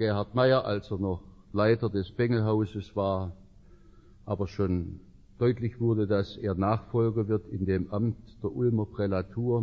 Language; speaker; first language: German; native; German